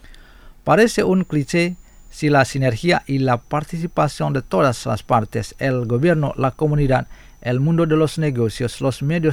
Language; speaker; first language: Spanish; non-native, fluent; Indonesian